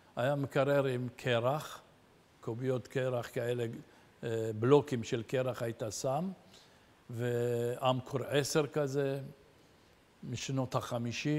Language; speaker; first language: Hebrew; early bilingual, other home language; Arabic